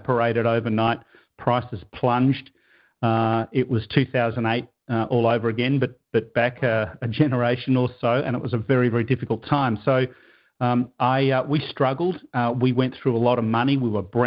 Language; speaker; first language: English; native; English